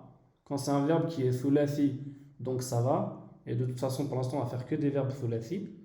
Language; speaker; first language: French; native; French